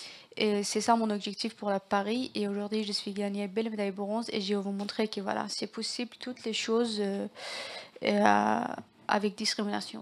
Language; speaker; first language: French; non-native, learner; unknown